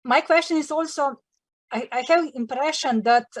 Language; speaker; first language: English; non-native, learner; Slovenian